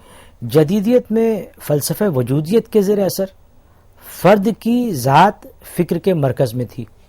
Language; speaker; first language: Urdu; native; Urdu